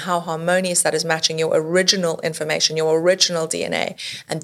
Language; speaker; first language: English; native; English